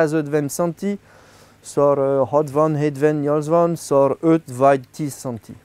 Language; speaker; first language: Hungarian; non-native, learner; French